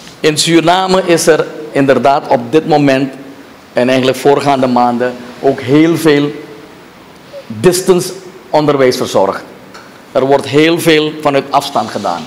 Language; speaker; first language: Dutch; native; Dutch